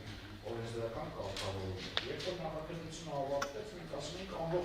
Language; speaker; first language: Armenian; native; Armenian